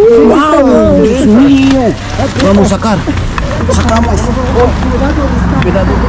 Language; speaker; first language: Spanish; non-native, learner; Filipino